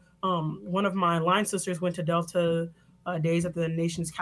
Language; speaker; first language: English; native; English